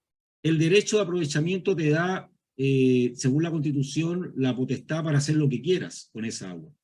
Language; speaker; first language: Spanish; native; Spanish